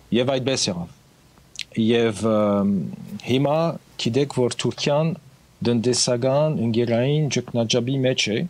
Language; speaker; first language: Armenian; early bilingual, heritage; Armenian